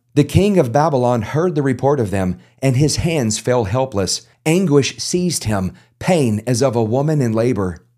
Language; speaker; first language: English; native; English